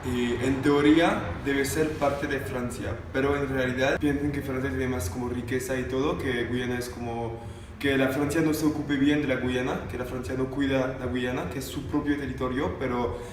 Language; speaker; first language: Spanish; non-native, learner; French